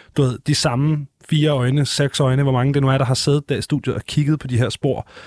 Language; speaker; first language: Danish; native; Danish